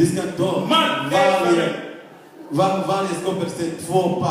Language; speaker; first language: Swedish; non-native, fluent; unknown